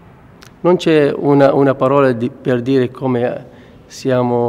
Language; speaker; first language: Italian; non-native, fluent; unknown